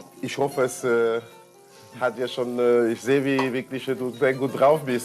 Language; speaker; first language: German; non-native, learner; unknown